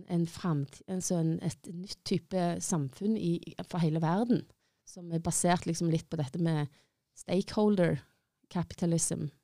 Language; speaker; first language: Norwegian; native; Norwegian